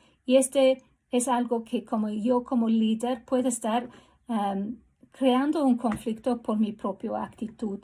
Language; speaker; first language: Spanish; non-native, fluent; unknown